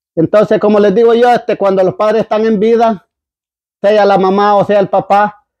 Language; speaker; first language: Spanish; native; Spanish